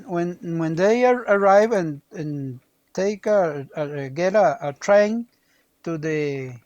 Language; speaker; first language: English; non-native, learner; Spanish